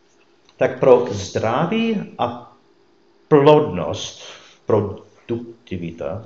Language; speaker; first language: Czech; non-native, fluent; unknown